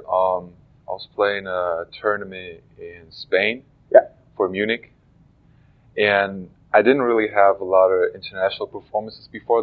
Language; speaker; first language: English; non-native, fluent; German